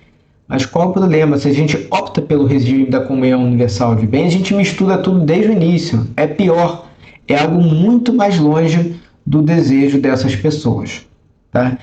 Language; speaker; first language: Portuguese; native; Portuguese